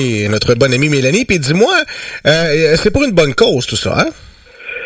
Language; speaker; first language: French; native; French